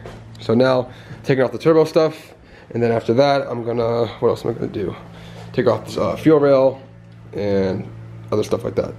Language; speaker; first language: English; native; English